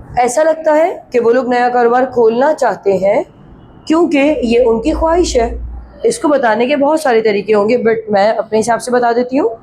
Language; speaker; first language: Urdu; native; Urdu